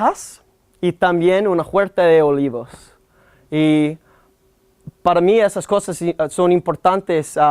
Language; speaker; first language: Spanish; non-native, fluent; English